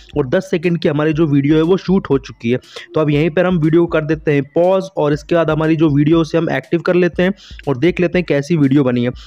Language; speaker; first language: Hindi; native; Hindi